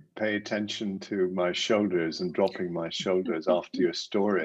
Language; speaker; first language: English; native; English